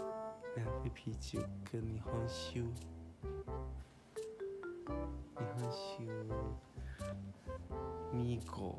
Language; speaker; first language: Chinese; non-native, learner; Japanese